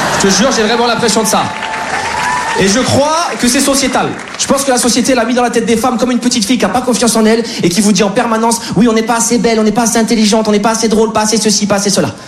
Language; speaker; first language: French; native; French